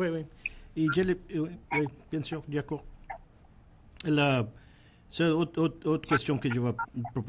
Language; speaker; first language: French; non-native, learner; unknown